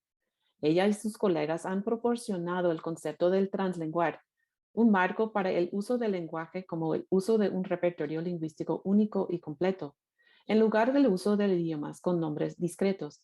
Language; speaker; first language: Spanish; non-native, fluent; English